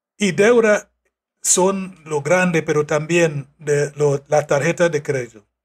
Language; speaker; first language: Spanish; non-native, fluent; English